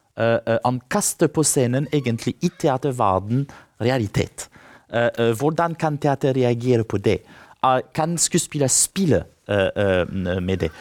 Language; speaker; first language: Norwegian; non-native, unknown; French